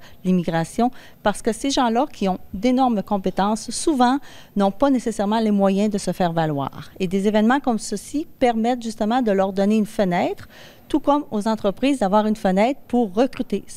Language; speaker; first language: French; native; French